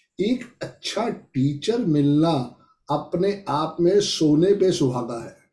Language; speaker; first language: Hindi; native; Hindi